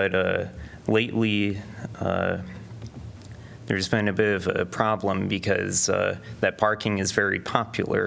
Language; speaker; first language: English; native; English